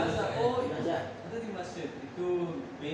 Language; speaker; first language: Indonesian; non-native, learner; Urdu